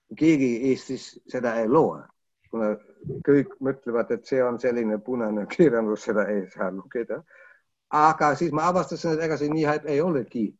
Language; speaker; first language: Estonian; non-native, fluent; German